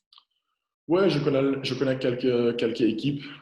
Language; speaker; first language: French; non-native, local second language; Dutch